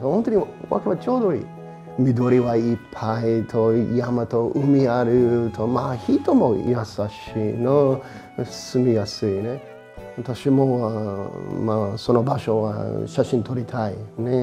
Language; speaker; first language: Japanese; non-native, fluent; English